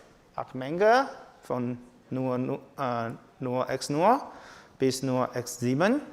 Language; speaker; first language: German; non-native, learner; Chinese